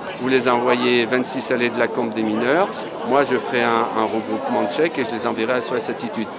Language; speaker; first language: French; native; French